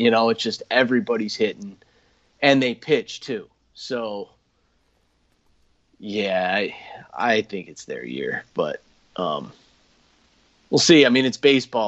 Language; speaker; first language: English; native; English